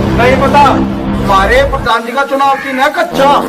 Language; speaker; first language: Hindi; native; Hindi